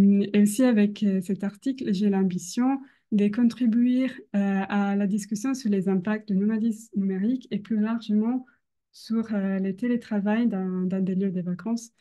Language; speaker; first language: French; non-native, fluent; Italian